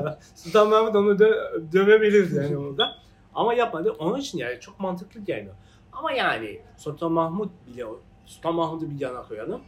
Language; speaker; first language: Turkish; non-native, fluent; Persian